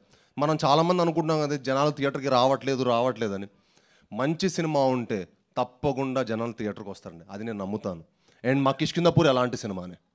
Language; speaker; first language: Telugu; native; Telugu